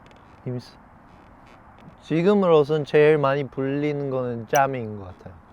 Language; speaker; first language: Korean; non-native, fluent; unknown